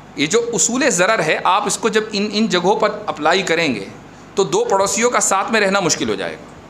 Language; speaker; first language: Urdu; native; Urdu